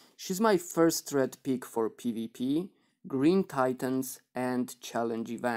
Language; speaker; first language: English; non-native, fluent; Polish